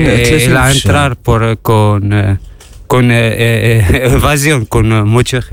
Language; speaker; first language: Spanish; non-native, learner; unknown